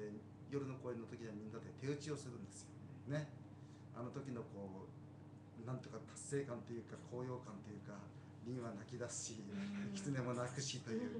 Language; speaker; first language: Japanese; native; Japanese